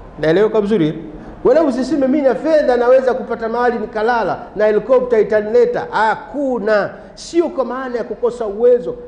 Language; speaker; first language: Swahili; native; Swahili